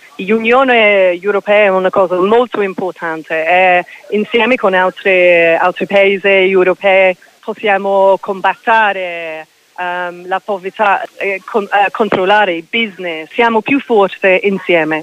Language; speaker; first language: Italian; non-native, learner; English